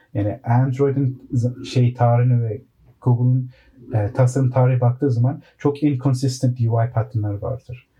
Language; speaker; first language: Turkish; early bilingual, heritage; Turkish